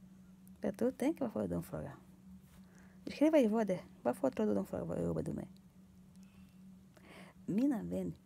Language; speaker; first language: Swedish; non-native, learner; Portuguese